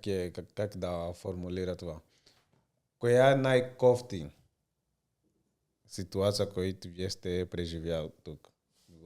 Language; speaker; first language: Bulgarian; non-native, learner; Portuguese